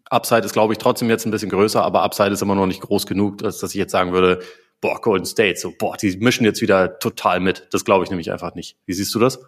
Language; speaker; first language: German; native; German